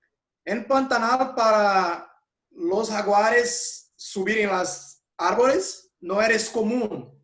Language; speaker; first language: Spanish; non-native, learner; Portuguese